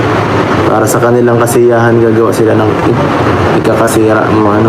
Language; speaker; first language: Filipino; native; Filipino